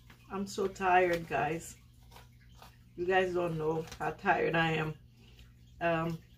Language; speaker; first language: English; non-native, fluent; Haitian Creole